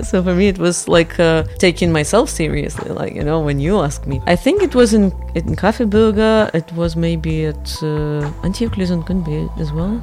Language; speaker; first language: English; non-native, fluent; Russian